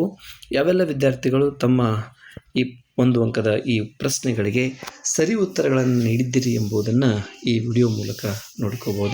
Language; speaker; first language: Kannada; native; Kannada